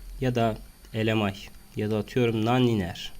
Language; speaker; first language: Turkish; native; Turkish